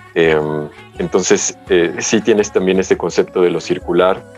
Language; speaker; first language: Spanish; early bilingual, heritage; Spanish